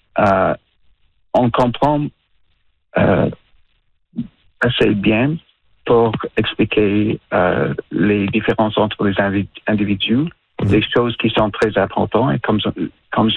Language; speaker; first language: French; non-native, local second language; English